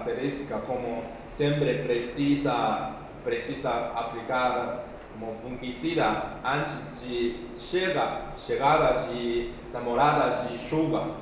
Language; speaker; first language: Portuguese; non-native, fluent; Chinese